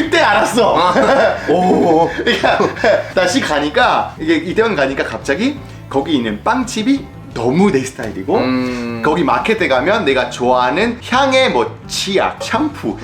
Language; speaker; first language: Korean; non-native, fluent; French